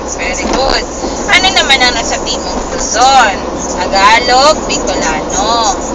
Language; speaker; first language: Filipino; native; Filipino